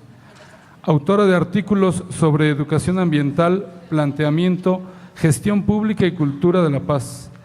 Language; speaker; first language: Spanish; native; Spanish